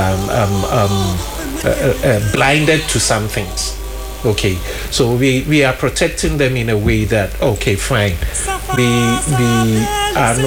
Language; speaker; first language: English; non-native, local second language; Akan